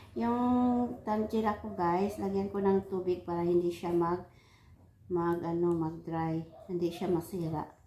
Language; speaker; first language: Filipino; non-native, local second language; Cebuano